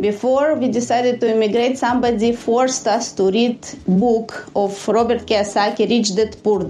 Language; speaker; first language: English; non-native, fluent; Russian